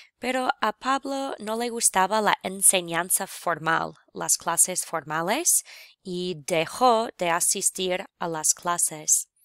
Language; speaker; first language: Spanish; non-native, fluent; English